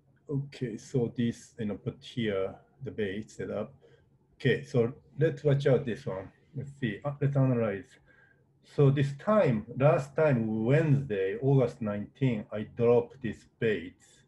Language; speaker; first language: English; non-native, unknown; Japanese